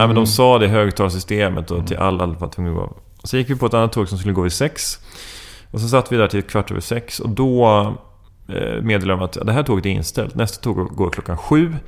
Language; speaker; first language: Swedish; native; Swedish